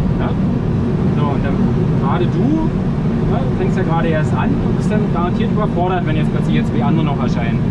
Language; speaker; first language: German; native; German